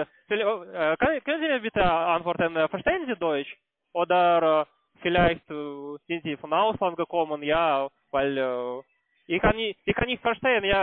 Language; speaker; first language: German; non-native, learner; Russian